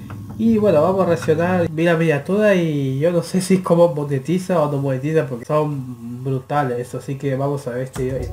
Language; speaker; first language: Spanish; native; Spanish